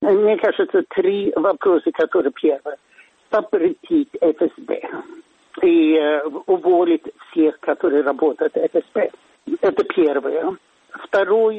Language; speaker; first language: Russian; non-native, fluent; Swedish